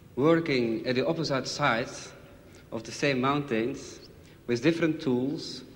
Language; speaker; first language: English; non-native, fluent; Dutch